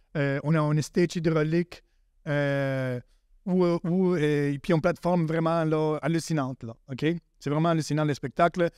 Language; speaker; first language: French; non-native, fluent; Spanish